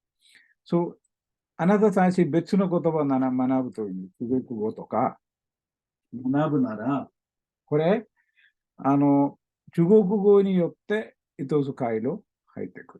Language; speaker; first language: Japanese; non-native, learner; Malayalam